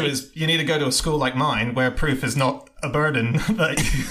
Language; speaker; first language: English; native; English